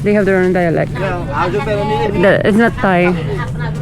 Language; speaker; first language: English; non-native, local second language; Filipino